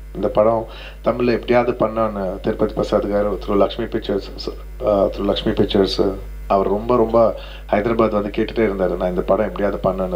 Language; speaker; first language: Tamil; non-native, local second language; Telugu